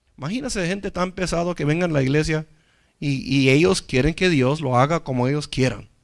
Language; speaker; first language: Spanish; non-native, fluent; English